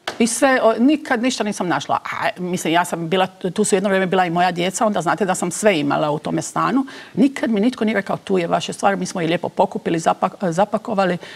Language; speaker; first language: Croatian; early bilingual, heritage; Croatian